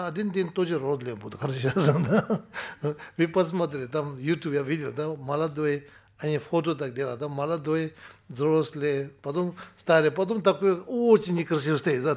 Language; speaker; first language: Russian; non-native, learner; Tibetan